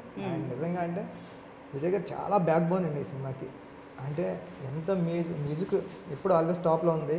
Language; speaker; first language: Telugu; native; Telugu